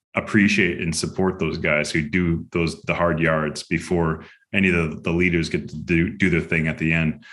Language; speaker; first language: English; native; English